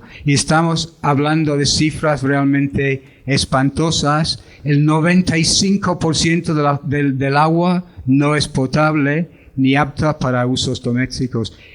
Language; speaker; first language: Spanish; non-native, fluent; English